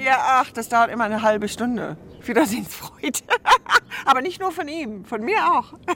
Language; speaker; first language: German; early bilingual, other home language; English